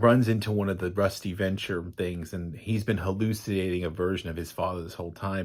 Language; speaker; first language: English; native; English